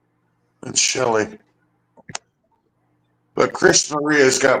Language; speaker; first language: English; native; English